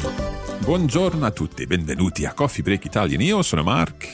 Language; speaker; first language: Italian; non-native, fluent; English